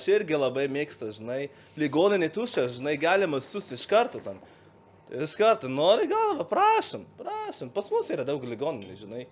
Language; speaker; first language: Lithuanian; non-native, learner; Arabic